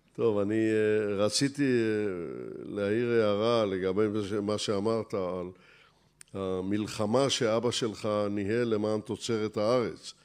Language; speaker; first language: Hebrew; native; Hebrew